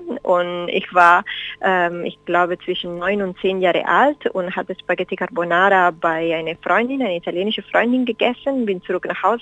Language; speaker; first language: German; non-native, fluent; Spanish